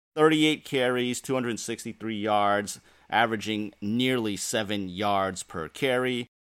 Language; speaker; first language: English; native; English